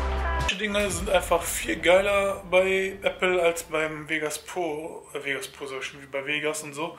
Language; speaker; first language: German; native; German